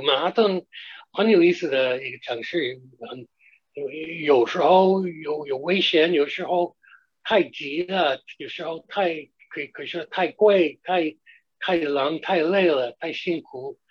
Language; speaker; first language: Chinese; non-native, fluent; English